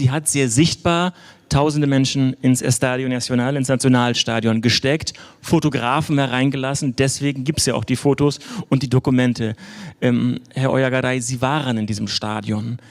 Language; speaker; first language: German; native; German